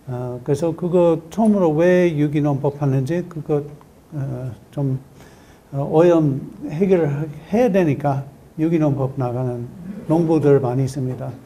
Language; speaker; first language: Korean; non-native, learner; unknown